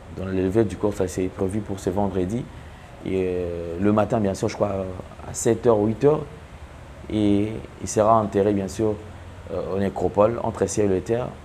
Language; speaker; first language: French; non-native, local second language; Lingala